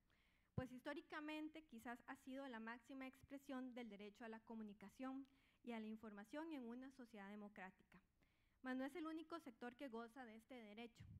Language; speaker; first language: Spanish; native; Spanish